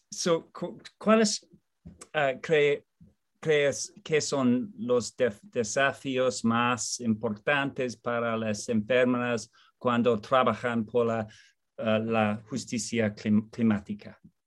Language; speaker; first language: Spanish; non-native, learner; English